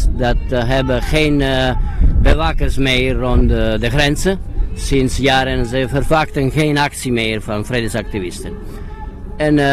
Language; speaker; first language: Dutch; non-native, learner; Italian